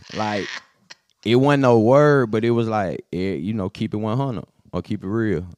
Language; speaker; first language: English; native; English